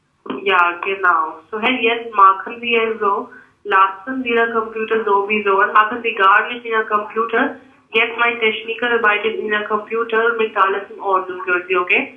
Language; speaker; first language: German; non-native, learner; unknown